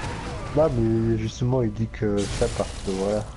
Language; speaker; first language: French; native; French